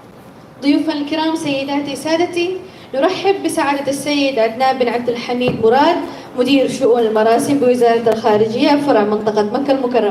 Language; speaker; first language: Arabic; native; Arabic